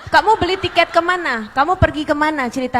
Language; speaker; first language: Indonesian; native; Indonesian